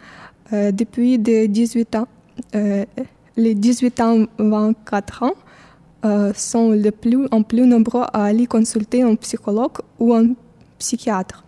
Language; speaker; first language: French; non-native, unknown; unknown